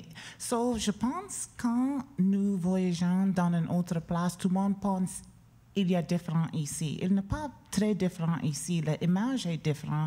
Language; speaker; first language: French; non-native, learner; English